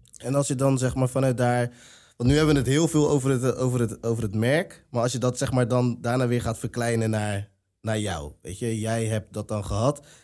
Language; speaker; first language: Dutch; native; Dutch